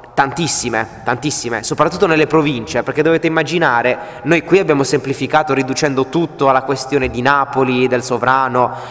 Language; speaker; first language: Italian; native; Italian